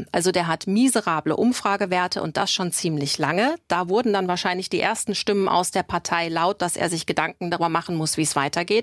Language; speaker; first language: German; native; German